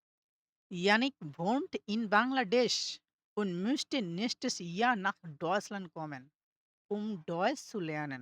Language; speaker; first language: German; non-native, learner; Bangla